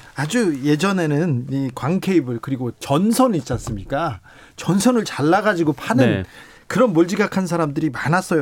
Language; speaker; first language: Korean; native; Korean